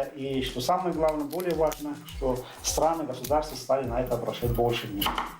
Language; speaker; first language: Russian; non-native, local second language; Azerbaijani